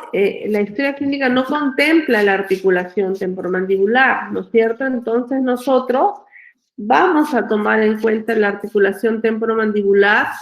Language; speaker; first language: Spanish; native; Spanish